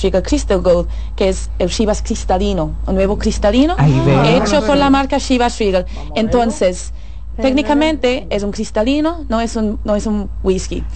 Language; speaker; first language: Spanish; non-native, fluent; English